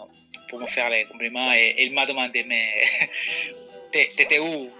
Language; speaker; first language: French; non-native, fluent; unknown